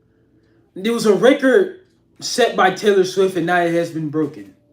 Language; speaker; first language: English; native; English